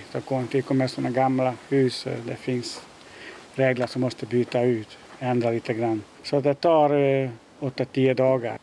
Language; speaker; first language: Swedish; non-native, learner; Hungarian